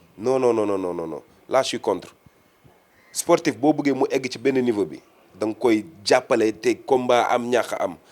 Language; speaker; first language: Wolof; native; Wolof